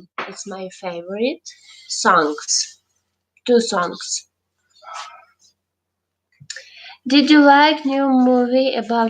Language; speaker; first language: English; non-native, learner; Ukrainian